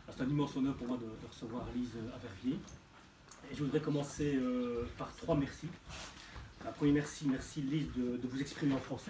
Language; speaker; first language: French; native; French